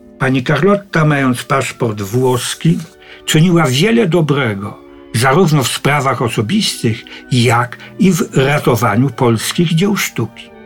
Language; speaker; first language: Polish; native; Polish